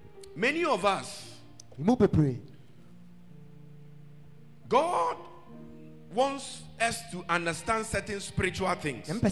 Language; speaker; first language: English; non-native, local second language; Akan